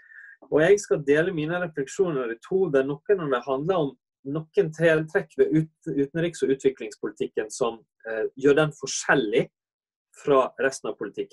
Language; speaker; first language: Norwegian; native; Norwegian